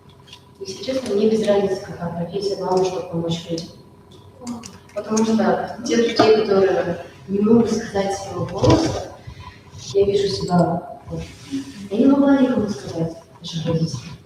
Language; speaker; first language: Russian; non-native, local second language; Kazakh